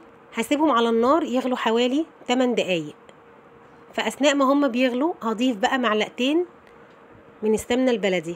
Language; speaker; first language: Arabic; native; Arabic